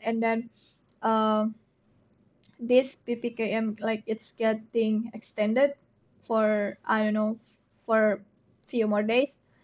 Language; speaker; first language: English; non-native, fluent; Indonesian